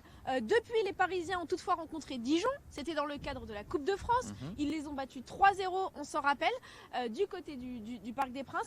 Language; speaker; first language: French; native; French